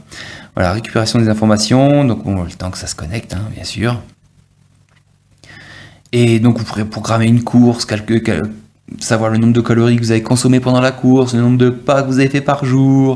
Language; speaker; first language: French; native; French